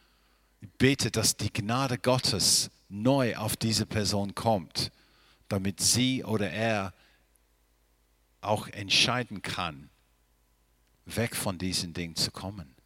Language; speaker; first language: German; non-native, fluent; English